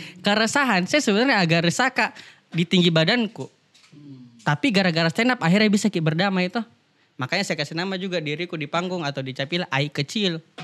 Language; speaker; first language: Indonesian; native; Indonesian